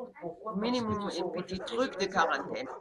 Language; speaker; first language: French; non-native, learner; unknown